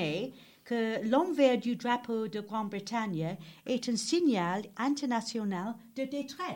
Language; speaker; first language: French; non-native, learner; English